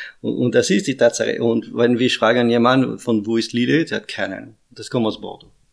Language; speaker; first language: German; non-native, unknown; French